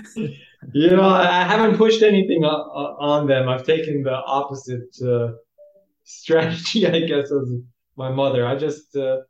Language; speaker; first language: English; native; English